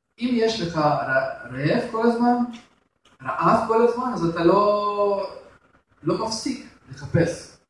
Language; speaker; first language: Hebrew; non-native, fluent; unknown